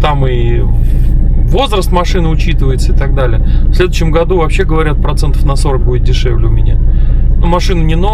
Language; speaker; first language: Russian; native; Russian